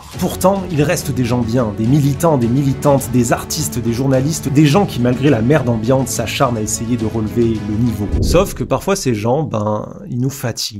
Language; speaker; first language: French; native; French